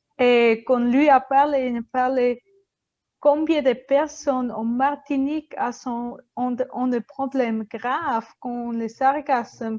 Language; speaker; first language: French; non-native, learner; Spanish